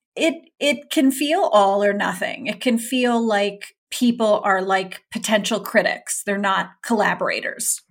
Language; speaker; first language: English; early bilingual, other home language; Urdu